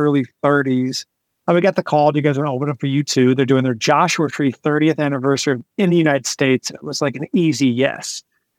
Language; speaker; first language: English; native; English